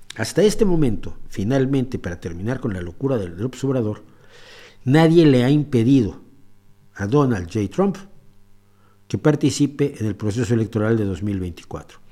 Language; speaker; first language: Spanish; native; Spanish